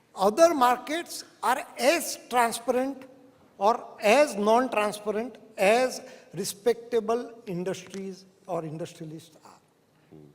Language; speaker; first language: English; non-native, local second language; Hindi